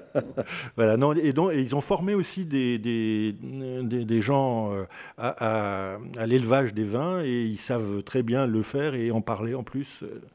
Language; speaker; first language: French; native; French